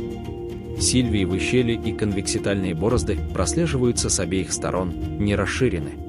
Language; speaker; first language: Russian; native; Russian